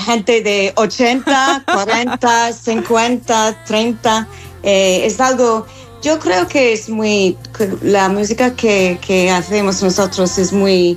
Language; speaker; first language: Spanish; non-native, fluent; English